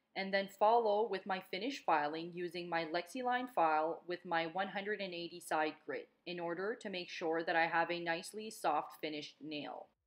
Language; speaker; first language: English; non-native, local second language; French